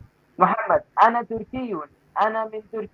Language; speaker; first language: Arabic; non-native, learner; Bangla